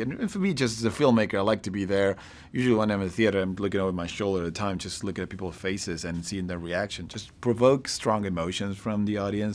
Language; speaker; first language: English; non-native, fluent; Spanish